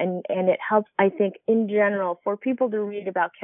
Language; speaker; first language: English; native; English